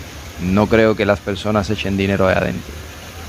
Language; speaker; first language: Spanish; native; Spanish